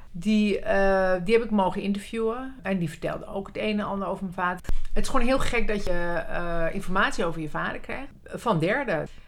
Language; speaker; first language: Dutch; early bilingual, other home language; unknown